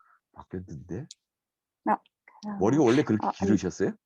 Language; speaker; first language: Korean; native; Korean